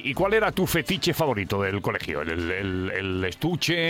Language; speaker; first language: Spanish; native; Spanish